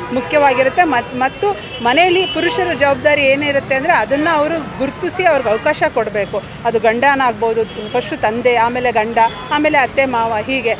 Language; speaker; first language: Kannada; native; Kannada